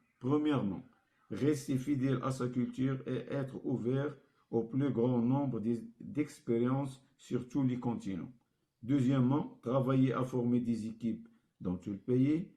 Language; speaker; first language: French; non-native, local second language; Arabic